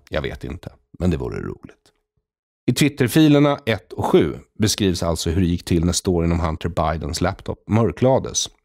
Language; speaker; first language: Swedish; native; Swedish